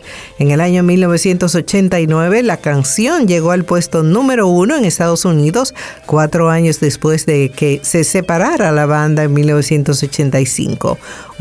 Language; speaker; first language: Spanish; native; Spanish